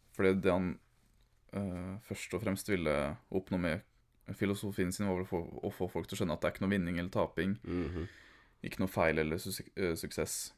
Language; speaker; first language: Norwegian; early bilingual, other home language; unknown